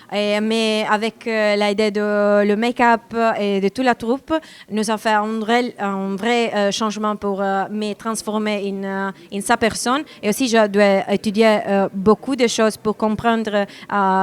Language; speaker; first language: French; non-native, learner; Italian